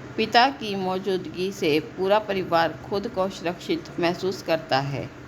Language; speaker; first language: Hindi; non-native, local second language; Punjabi